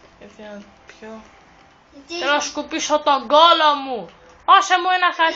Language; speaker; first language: Greek; native; Greek